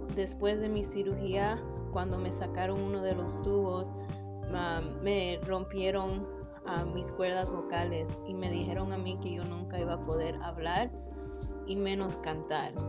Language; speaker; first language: Spanish; early bilingual, heritage; English